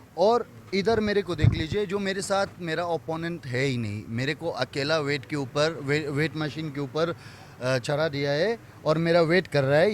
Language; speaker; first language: Hindi; non-native, fluent; Persian